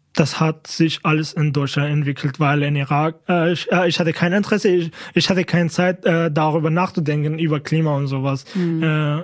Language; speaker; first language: German; non-native, fluent; Kurdish